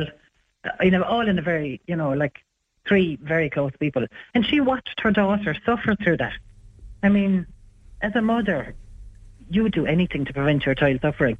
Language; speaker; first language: English; native; English